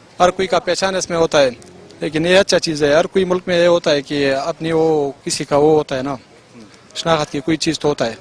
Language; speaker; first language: Urdu; non-native, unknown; Pashto